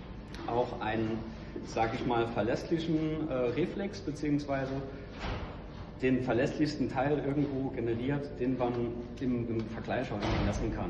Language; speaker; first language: German; native; German